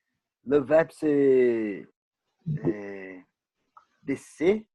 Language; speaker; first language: French; non-native, learner; Portuguese